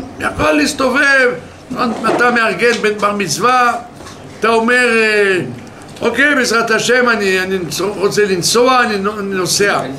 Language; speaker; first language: Hebrew; non-native, fluent; French